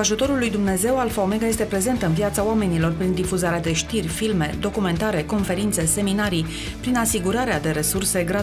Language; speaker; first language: Romanian; native; Romanian